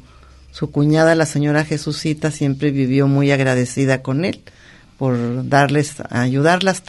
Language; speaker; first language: Spanish; native; Spanish